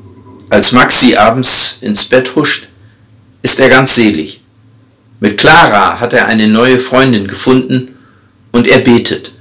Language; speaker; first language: German; native; German